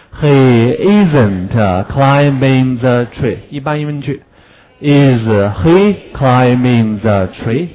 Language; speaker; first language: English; non-native, fluent; Chinese